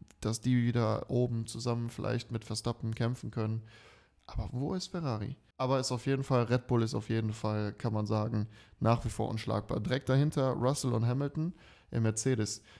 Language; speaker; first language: German; native; German